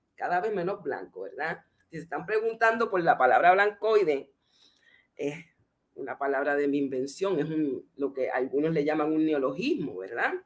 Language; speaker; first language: Spanish; native; Spanish